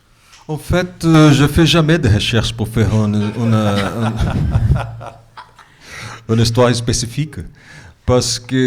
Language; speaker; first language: French; non-native, fluent; Portuguese